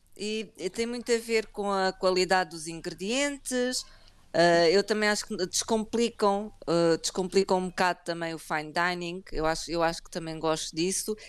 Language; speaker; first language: Portuguese; native; Portuguese